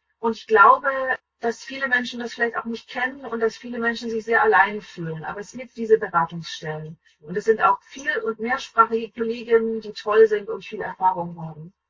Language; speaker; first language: German; native; German